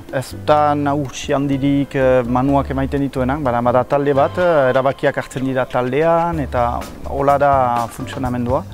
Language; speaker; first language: Basque; native; Basque